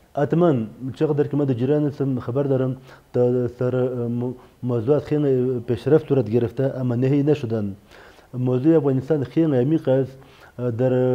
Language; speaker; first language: Persian; non-native, local second language; Pashto